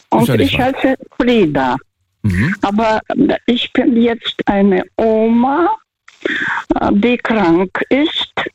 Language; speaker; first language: German; non-native, fluent; Russian